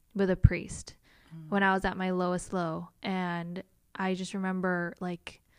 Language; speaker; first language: English; native; English